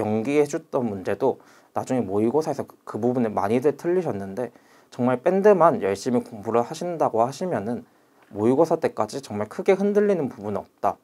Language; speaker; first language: Korean; native; Korean